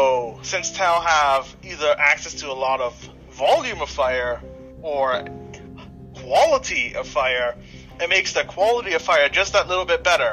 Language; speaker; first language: English; native; English